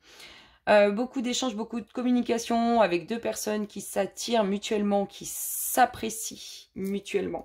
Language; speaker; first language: French; native; French